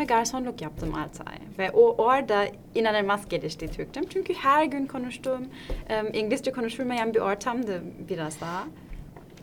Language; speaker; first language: Turkish; non-native, fluent; German